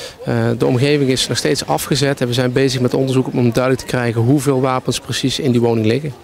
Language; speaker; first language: Dutch; native; Dutch